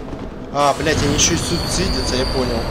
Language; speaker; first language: Russian; native; Russian